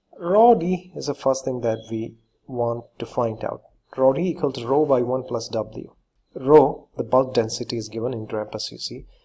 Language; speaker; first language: English; non-native, local second language; Malayalam